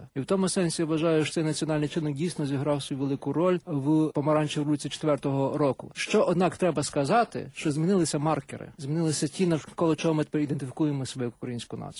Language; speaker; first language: Ukrainian; native; Ukrainian